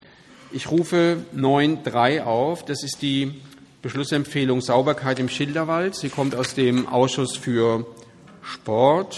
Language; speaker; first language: German; native; German